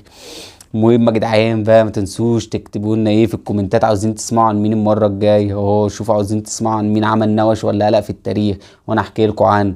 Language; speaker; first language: Arabic; native; Arabic